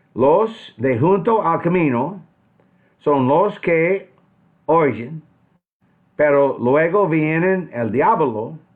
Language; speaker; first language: Spanish; non-native, fluent; English